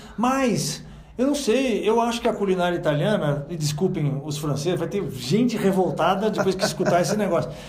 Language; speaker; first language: Portuguese; native; Portuguese